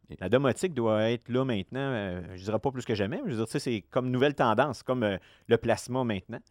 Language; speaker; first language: French; native; French